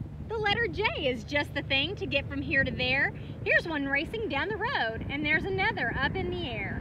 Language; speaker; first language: English; native; English